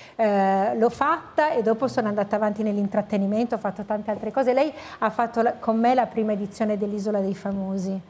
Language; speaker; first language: Italian; native; Italian